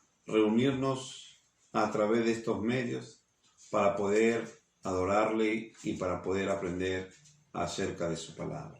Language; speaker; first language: Spanish; native; Spanish